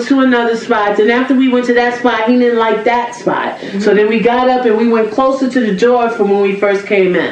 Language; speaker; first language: English; native; English